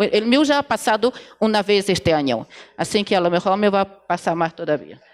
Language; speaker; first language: Spanish; non-native, fluent; Portuguese